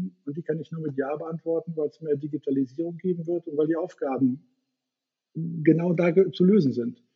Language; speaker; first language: German; native; German